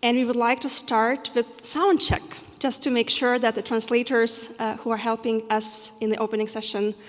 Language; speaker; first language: English; non-native, fluent; Lithuanian